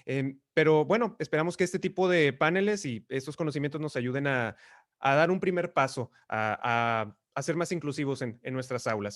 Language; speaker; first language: Spanish; native; Spanish